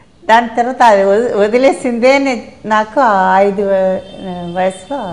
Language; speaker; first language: Telugu; non-native, local second language; Tamil